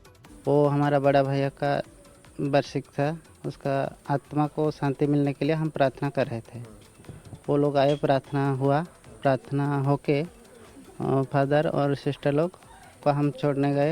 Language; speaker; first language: Hindi; non-native, local second language; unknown